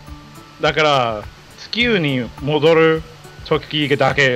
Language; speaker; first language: Japanese; non-native, fluent; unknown